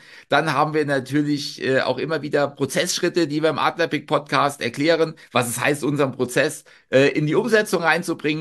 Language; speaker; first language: German; native; German